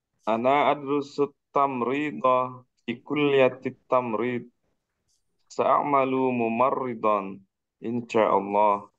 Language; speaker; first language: Arabic; non-native, learner; Indonesian